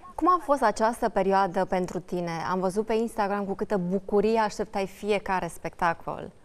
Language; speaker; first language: Romanian; native; Romanian